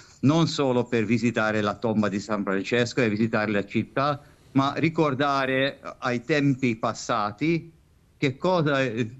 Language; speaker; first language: Italian; non-native, fluent; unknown